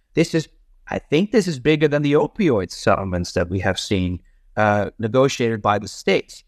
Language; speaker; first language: English; non-native, fluent; Dutch